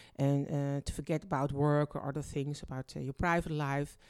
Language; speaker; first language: English; early bilingual, other home language; Dutch